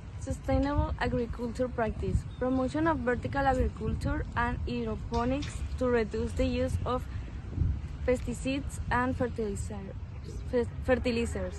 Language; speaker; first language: English; non-native, learner; Spanish